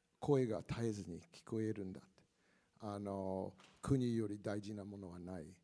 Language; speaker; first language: Japanese; non-native, fluent; English